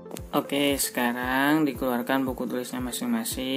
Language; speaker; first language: Indonesian; native; Indonesian